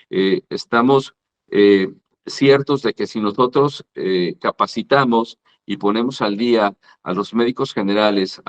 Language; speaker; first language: Spanish; native; Spanish